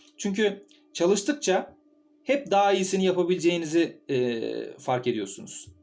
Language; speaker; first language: Turkish; native; Turkish